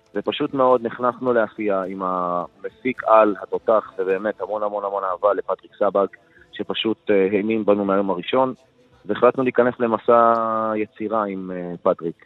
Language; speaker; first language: Hebrew; non-native, local second language; Arabic